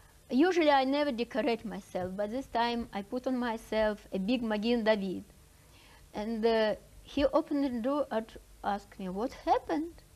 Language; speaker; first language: English; non-native, fluent; Russian